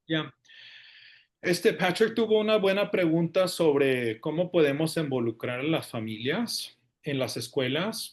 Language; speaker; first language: Spanish; early bilingual, heritage; Spanish